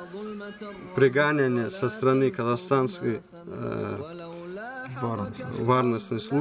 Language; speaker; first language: Slovenian; non-native, learner; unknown